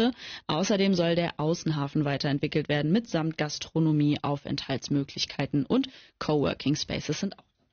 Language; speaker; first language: German; native; German